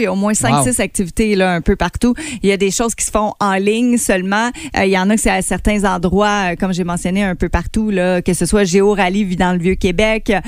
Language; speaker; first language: French; native; French